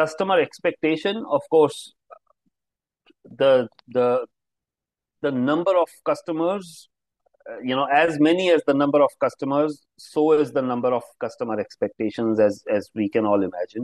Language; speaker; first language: English; non-native, local second language; Hindi